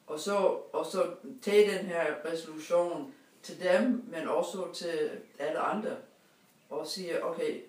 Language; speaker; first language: Danish; non-native, fluent; English